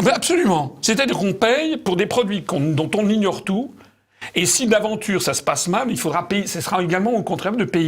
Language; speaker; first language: French; native; French